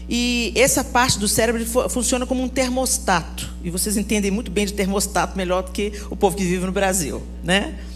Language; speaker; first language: Portuguese; native; Portuguese